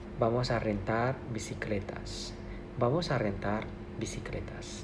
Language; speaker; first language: Spanish; non-native, learner; Thai